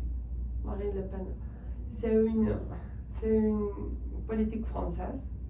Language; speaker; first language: French; non-native, fluent; Spanish